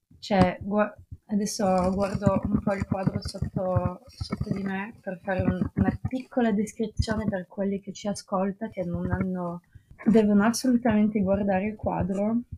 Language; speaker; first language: Italian; non-native, fluent; Russian